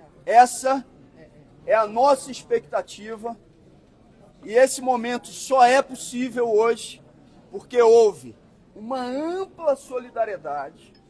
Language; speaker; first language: Portuguese; native; Portuguese